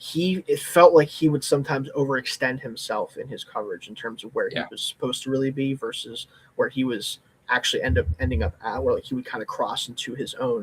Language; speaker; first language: English; native; English